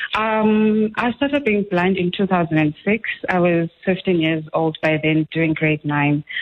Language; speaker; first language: English; non-native, local second language; Xhosa